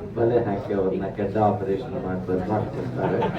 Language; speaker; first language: Kannada; native; Kannada